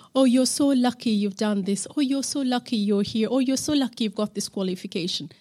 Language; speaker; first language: English; non-native, local second language; Acoli